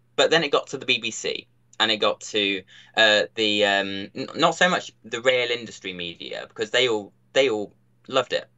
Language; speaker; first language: English; native; English